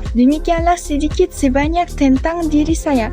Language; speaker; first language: Malay; non-native, learner; Uzbek